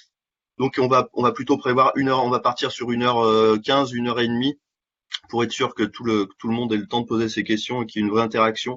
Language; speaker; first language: French; native; French